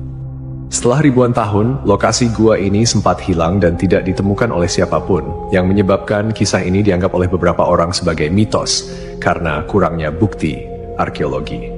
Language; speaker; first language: Indonesian; native; Indonesian